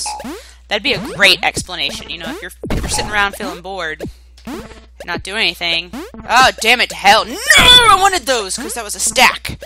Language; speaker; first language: English; native; English